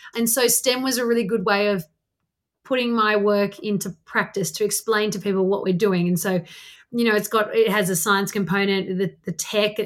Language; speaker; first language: English; native; English